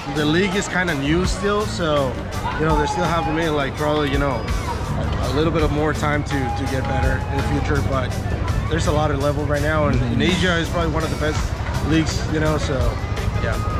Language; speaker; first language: English; non-native, fluent; Spanish